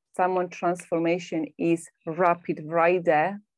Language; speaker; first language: English; non-native, fluent; Polish